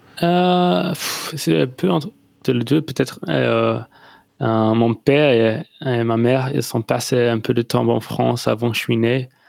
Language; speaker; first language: French; non-native, learner; English